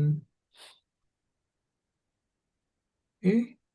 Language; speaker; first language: Chinese; non-native, learner; Indonesian